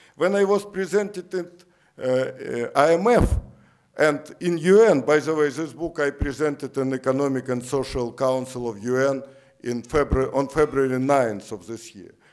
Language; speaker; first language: English; non-native, fluent; Russian